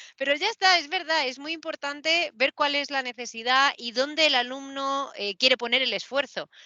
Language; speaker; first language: Spanish; native; Spanish